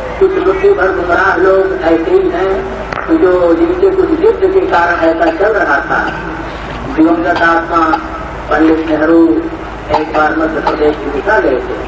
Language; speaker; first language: Hindi; native; Hindi